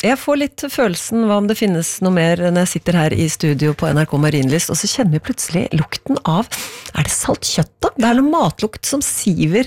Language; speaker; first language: Norwegian; native; Norwegian